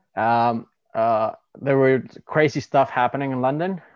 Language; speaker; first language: English; non-native, fluent; Spanish